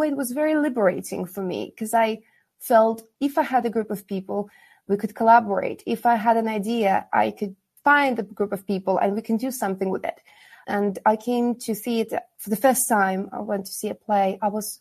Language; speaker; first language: English; non-native, fluent; Kazakh